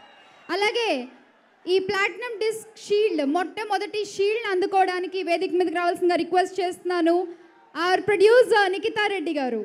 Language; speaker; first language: Telugu; native; Telugu